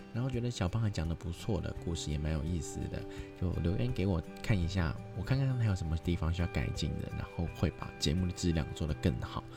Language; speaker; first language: Chinese; non-native, local second language; Cantonese